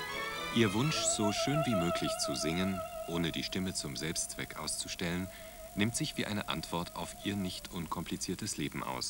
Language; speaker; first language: German; native; German